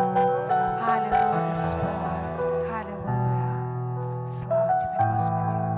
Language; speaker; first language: Russian; native; Russian